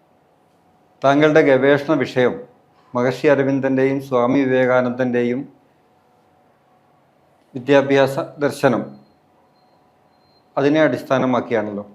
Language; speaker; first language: Malayalam; native; Malayalam